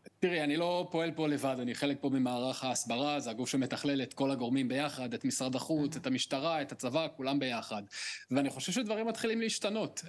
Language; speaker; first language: Hebrew; early bilingual, heritage; Hebrew